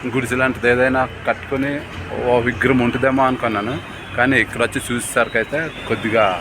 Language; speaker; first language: Telugu; non-native, local second language; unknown